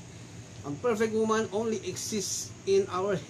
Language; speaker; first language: English; non-native, local second language; Filipino